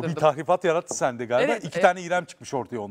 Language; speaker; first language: Turkish; native; Turkish